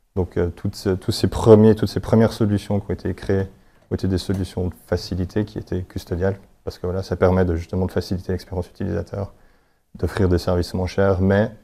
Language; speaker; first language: French; native; French